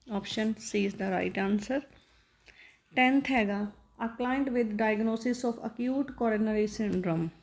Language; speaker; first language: English; non-native, local second language; Punjabi